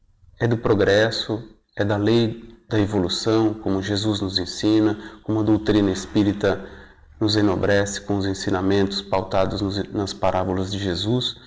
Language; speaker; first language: Portuguese; native; Portuguese